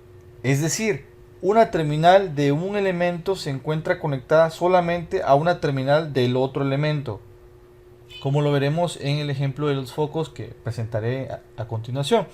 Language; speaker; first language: Spanish; native; Spanish